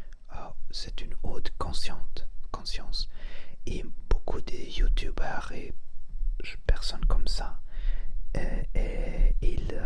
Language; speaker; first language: French; non-native, learner; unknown